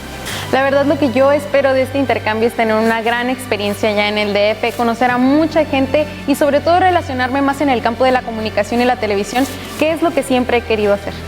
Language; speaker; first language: Spanish; native; Spanish